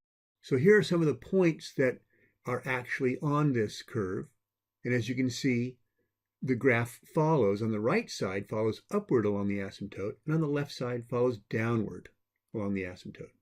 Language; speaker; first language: English; native; English